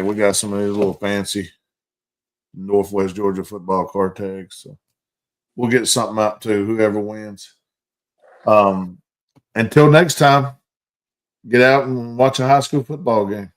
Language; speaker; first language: English; native; English